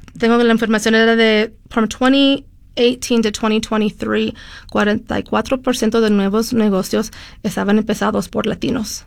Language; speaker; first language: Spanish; early bilingual, heritage; Spanish